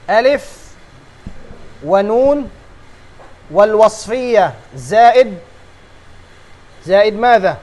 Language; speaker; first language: Arabic; non-native, fluent; Tausug